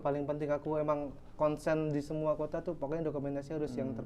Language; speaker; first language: Indonesian; native; Indonesian